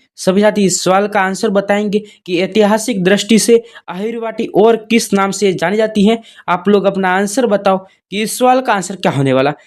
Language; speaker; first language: Hindi; native; Hindi